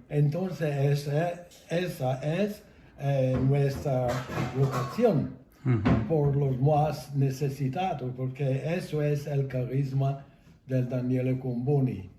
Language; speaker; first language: Spanish; non-native, fluent; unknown